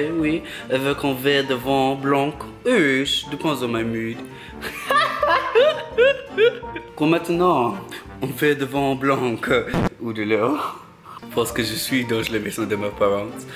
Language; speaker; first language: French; non-native, learner; English